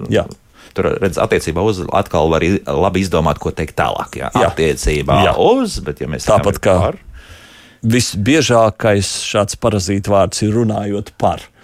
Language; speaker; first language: Latvian; native; Latvian